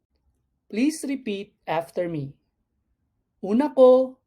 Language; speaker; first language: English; non-native, local second language; Cebuano